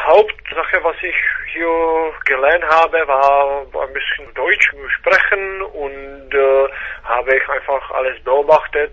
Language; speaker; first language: German; non-native, fluent; Czech